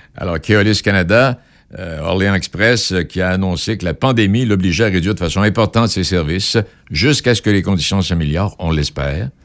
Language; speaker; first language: French; native; French